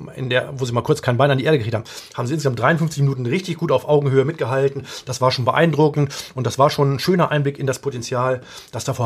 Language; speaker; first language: German; native; German